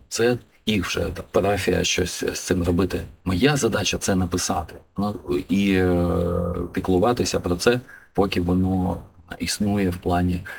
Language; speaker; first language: Ukrainian; non-native, local second language; Russian